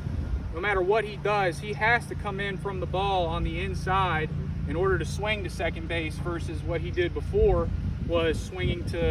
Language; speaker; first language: English; native; English